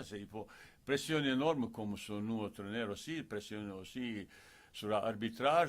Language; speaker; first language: French; non-native, fluent; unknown